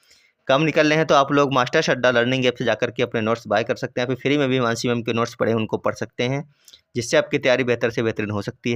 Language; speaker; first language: Hindi; native; Hindi